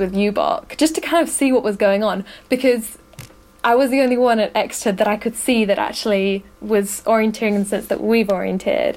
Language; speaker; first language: English; native; English